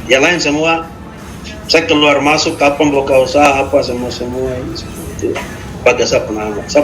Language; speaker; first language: Indonesian; native; Indonesian